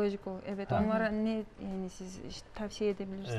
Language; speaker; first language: Turkish; non-native, fluent; Kyrgyz